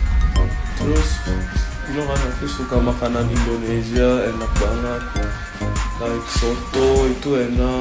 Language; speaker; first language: Indonesian; non-native, fluent; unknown